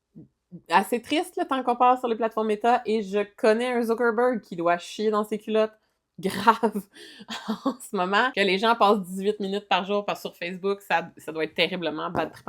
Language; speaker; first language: French; native; French